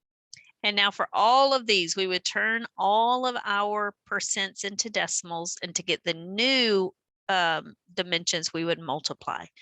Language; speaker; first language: English; native; English